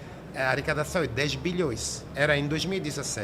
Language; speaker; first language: Portuguese; non-native, fluent; Italian